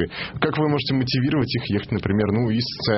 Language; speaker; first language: Russian; native; Russian